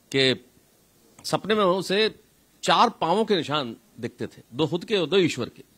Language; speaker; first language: Hindi; native; Hindi